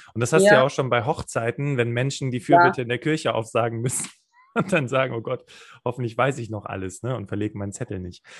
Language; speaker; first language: German; native; German